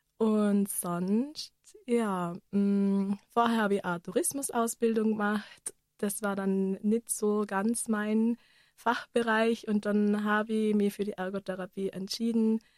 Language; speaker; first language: German; native; German